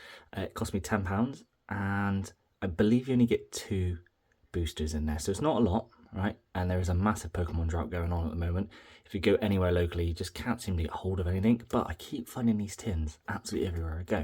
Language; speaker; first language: English; native; English